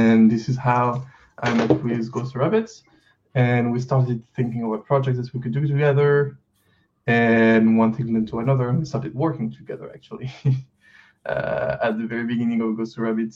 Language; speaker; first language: English; non-native, fluent; French